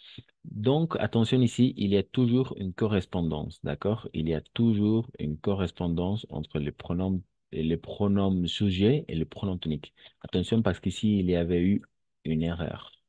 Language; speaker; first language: French; non-native, fluent; Spanish